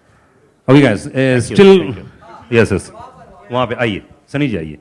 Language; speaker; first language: Hindi; native; Hindi